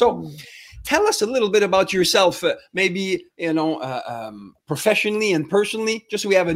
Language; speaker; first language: English; non-native, fluent; French